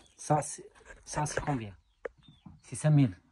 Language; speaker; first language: French; non-native, learner; Arabic